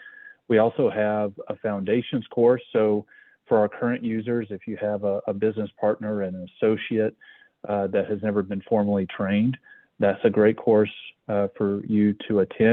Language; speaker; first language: English; native; English